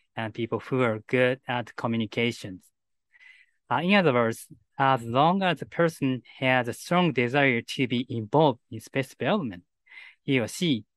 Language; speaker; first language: English; non-native, fluent; Japanese